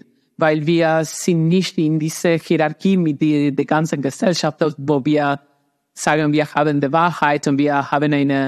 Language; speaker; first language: German; non-native, learner; Spanish